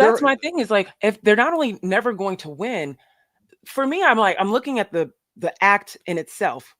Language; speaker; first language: English; native; English